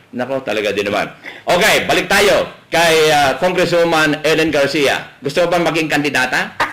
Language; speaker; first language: Filipino; native; Filipino